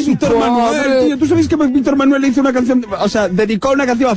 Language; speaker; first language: Spanish; native; Spanish